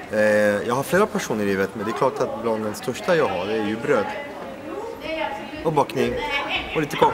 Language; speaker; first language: Swedish; non-native, fluent; French